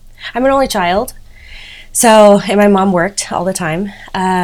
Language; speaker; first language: English; native; English